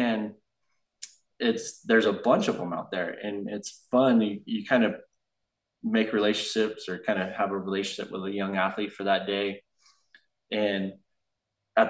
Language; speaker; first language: English; native; English